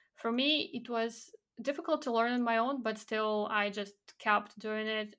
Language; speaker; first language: English; non-native, fluent; Belarusian